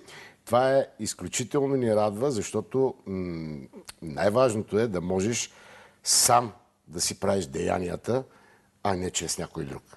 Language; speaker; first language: Bulgarian; native; Bulgarian